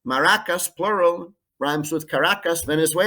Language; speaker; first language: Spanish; non-native, fluent; English